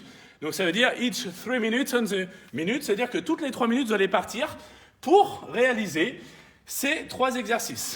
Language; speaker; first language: French; native; French